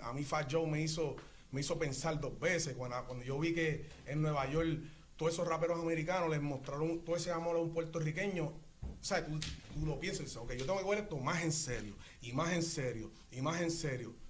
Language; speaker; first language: Spanish; early bilingual, other home language; English